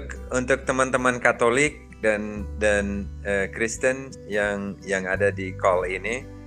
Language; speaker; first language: Indonesian; non-native, fluent; English